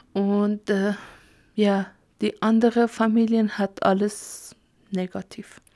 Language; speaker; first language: German; non-native, learner; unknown